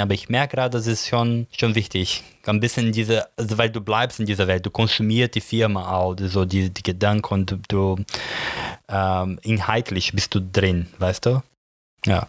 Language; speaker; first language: German; non-native, learner; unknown